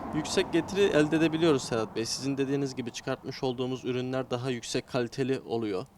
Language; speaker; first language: Turkish; native; Turkish